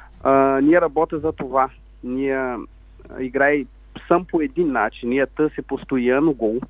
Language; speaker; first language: Bulgarian; non-native, learner; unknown